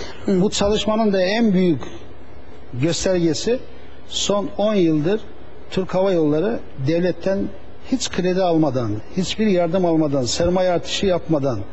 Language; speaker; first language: Turkish; native; Turkish